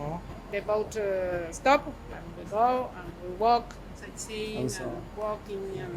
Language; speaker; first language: English; non-native, learner; Spanish